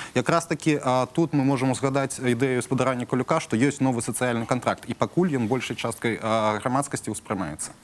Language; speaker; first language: Belarusian; non-native, local second language; Russian